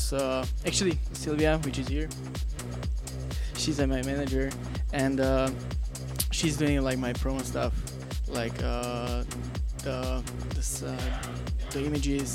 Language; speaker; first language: English; non-native, learner; Slovak